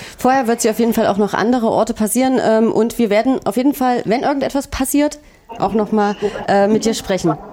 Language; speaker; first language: German; native; German